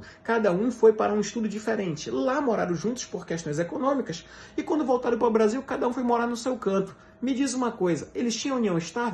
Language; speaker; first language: Portuguese; native; Portuguese